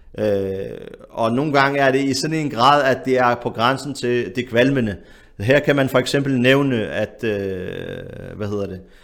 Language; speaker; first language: Danish; early bilingual, other home language; Arabic